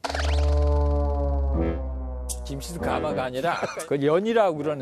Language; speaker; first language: Korean; native; Korean